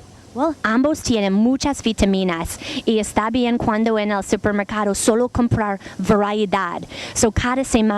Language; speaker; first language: Spanish; non-native, learner; English